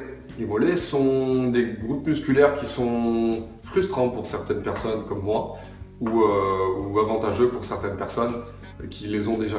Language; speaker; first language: French; native; French